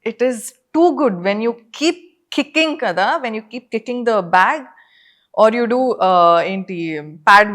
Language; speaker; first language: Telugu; non-native, fluent; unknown